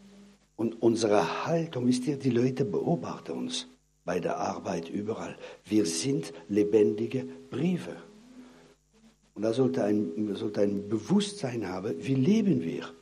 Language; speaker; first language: German; non-native, fluent; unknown